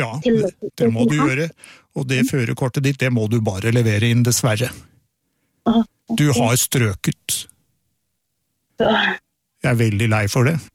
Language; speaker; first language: Norwegian; native; Norwegian